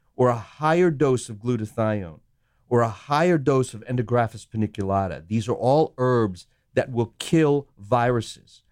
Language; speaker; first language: English; non-native, local second language; Sinhala